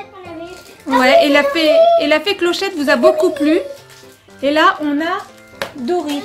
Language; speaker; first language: French; native; French